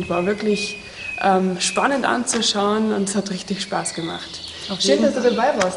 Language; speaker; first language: German; native; German